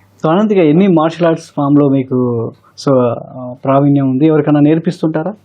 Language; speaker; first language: Telugu; native; Telugu